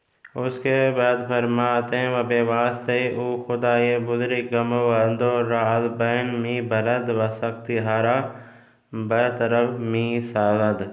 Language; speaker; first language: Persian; non-native, fluent; Urdu